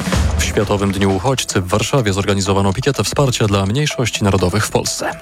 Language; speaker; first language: Polish; native; Polish